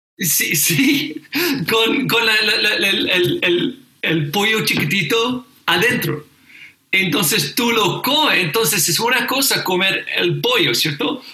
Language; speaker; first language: Spanish; non-native, fluent; English